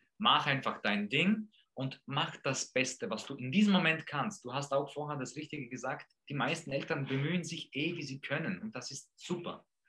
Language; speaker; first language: German; early bilingual, other home language; Polish